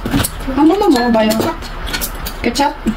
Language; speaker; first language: Korean; non-native, learner; Filipino